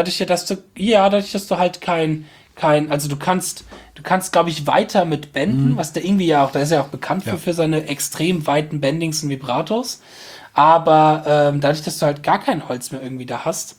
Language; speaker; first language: German; native; German